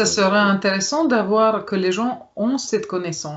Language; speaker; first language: French; non-native, fluent; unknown